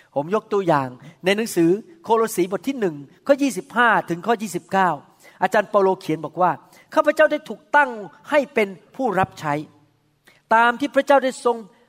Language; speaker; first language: Thai; native; Thai